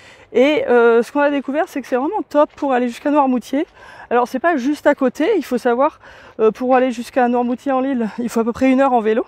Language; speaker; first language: French; native; French